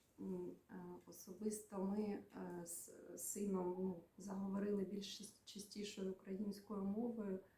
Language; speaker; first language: Ukrainian; non-native, local second language; Russian